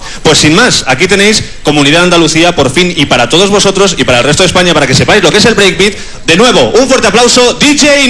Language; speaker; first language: Spanish; native; Spanish